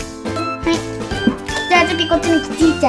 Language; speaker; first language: Japanese; native; Japanese